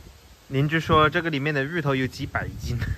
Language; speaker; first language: Chinese; native; Chinese